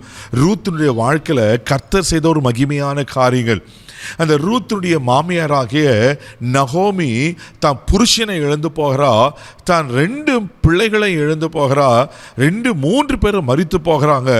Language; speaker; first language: Tamil; native; Tamil